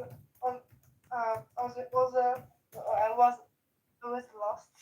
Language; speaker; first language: English; non-native, learner; French